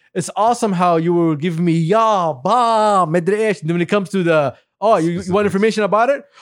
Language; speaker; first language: English; non-native, fluent; Arabic